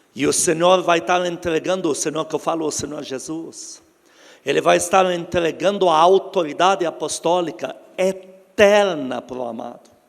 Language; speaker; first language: Portuguese; non-native, fluent; Arabic